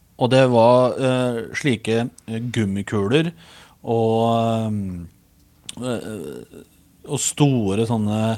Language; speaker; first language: Norwegian; native; Norwegian